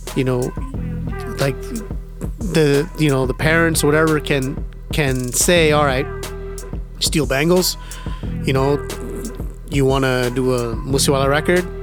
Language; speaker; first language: English; early bilingual, other home language; Punjabi